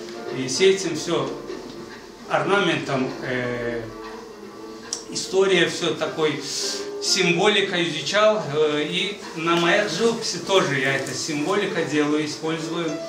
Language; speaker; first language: Russian; non-native, fluent; Azerbaijani